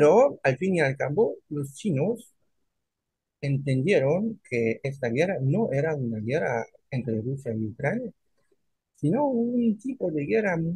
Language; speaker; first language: Spanish; non-native, fluent; French